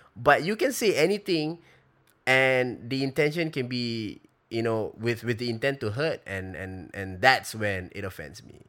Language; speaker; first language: English; native; English